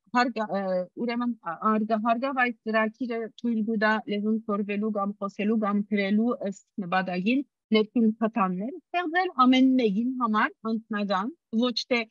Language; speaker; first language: Armenian; early bilingual, heritage; Armenian